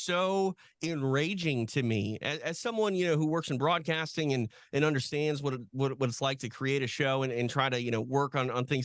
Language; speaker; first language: English; native; English